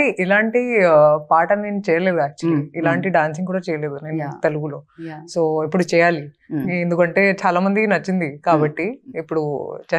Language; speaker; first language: Telugu; non-native, fluent; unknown